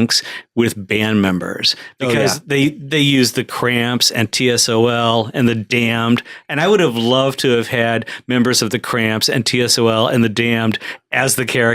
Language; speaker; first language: English; native; English